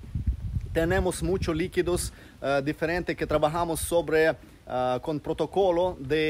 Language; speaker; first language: Spanish; non-native, fluent; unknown